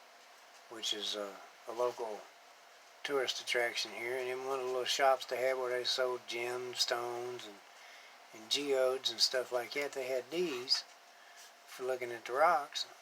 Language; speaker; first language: English; native; English